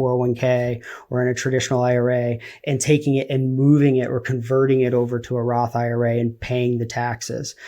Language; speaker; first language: English; native; English